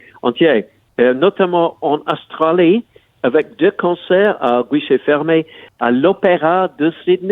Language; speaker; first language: French; non-native, learner; English